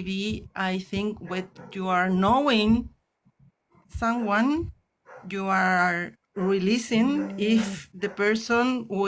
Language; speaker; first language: English; non-native, learner; Spanish